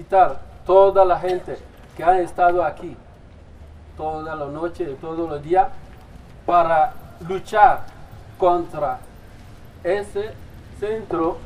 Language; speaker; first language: Spanish; non-native, fluent; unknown